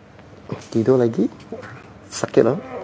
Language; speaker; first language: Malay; non-native, local second language; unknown